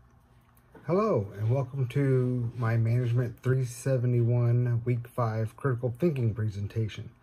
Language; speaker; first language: English; native; English